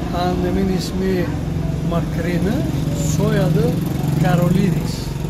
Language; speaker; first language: Turkish; early bilingual, heritage; Greek